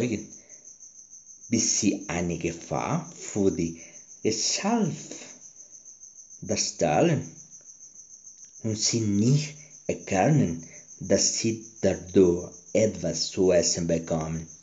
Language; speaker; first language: German; non-native, learner; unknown